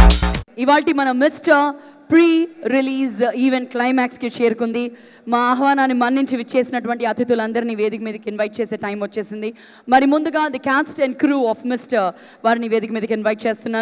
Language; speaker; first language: Telugu; native; Telugu